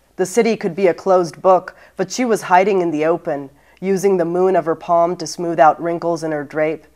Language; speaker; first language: English; native; English